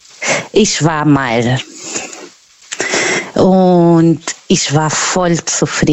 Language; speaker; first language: German; non-native, learner; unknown